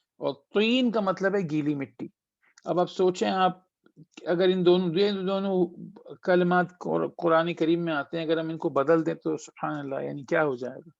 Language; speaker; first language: Urdu; native; Urdu